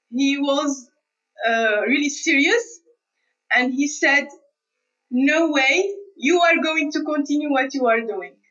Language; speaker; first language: English; non-native, fluent; Arabic